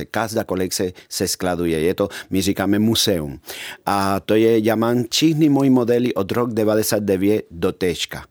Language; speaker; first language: Czech; non-native, fluent; Spanish